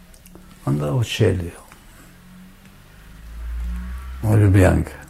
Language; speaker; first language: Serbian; non-native, fluent; German